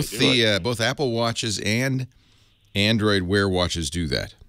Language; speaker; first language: English; native; English